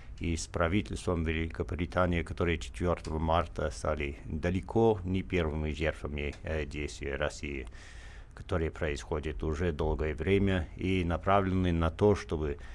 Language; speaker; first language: Russian; non-native, fluent; English